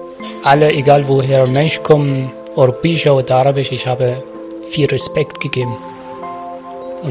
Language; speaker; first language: German; non-native, learner; Arabic